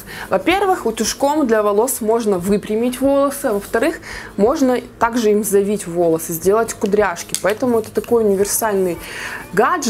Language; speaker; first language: Russian; native; Russian